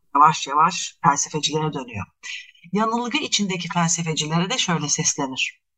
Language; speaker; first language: Turkish; native; Turkish